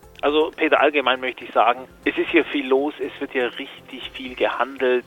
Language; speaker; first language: German; native; German